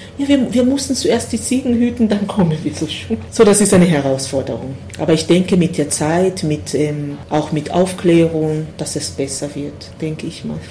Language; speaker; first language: German; non-native, fluent; Swahili